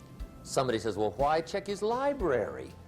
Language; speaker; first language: English; native; English